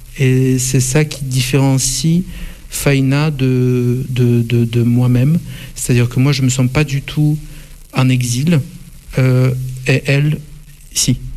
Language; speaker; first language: French; non-native, fluent; Russian